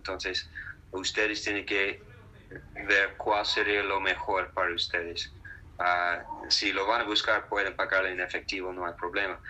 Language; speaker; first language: Spanish; non-native, fluent; English